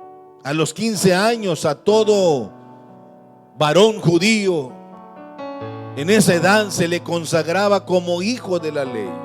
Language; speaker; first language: Spanish; native; Spanish